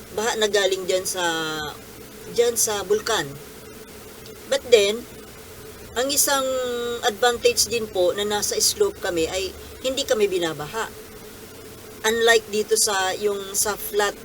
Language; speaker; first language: Filipino; non-native, local second language; Bikol